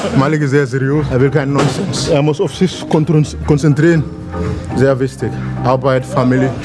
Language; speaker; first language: German; non-native, learner; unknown